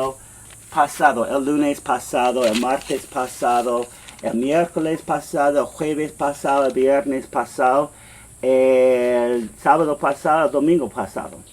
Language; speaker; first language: Spanish; non-native, fluent; English